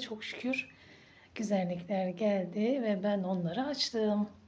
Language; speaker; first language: Turkish; native; Turkish